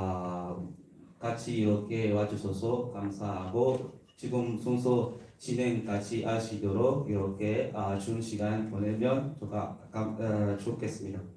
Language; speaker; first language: Korean; non-native, learner; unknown